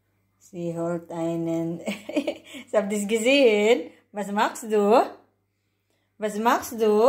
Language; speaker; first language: German; non-native, learner; Filipino